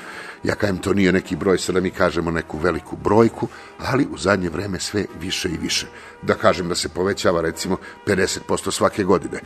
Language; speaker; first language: Serbian; native; Serbian